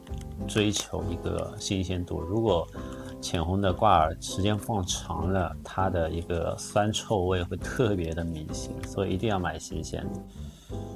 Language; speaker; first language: Chinese; native; Chinese